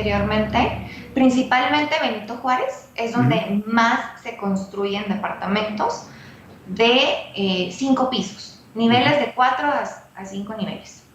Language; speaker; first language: Spanish; native; Spanish